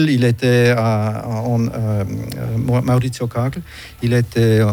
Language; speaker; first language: French; non-native, fluent; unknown